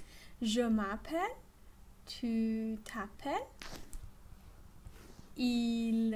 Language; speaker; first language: French; non-native, fluent; Persian